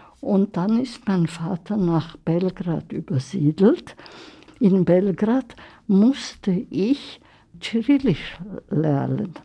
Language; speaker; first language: German; early bilingual, heritage; German